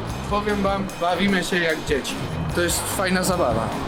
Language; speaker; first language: Polish; non-native, learner; Spanish